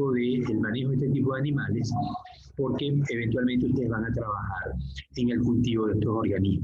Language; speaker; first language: Spanish; native; Spanish